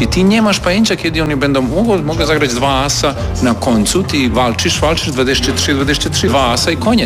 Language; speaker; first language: Polish; non-native, learner; Serbian